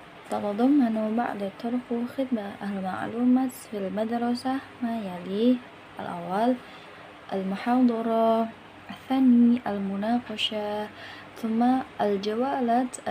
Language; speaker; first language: Arabic; non-native, learner; Indonesian